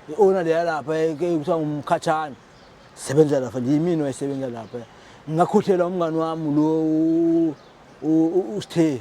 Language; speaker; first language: Zulu; non-native, local second language; Xhosa